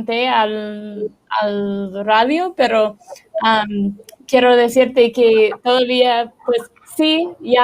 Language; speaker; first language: Spanish; non-native, learner; English